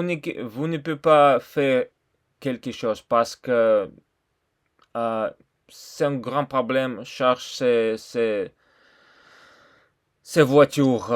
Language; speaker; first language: French; non-native, learner; Russian